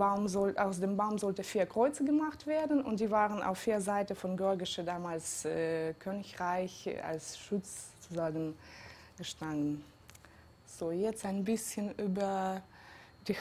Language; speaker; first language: German; non-native, fluent; Georgian